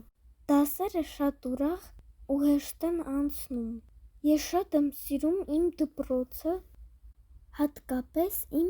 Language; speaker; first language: Armenian; early bilingual, heritage; Armenian